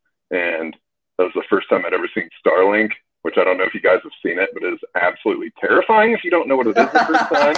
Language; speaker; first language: English; native; English